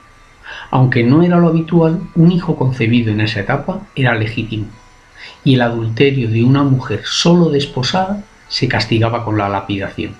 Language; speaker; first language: Spanish; native; Spanish